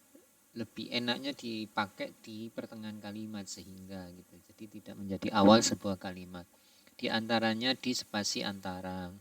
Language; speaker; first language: Indonesian; native; Indonesian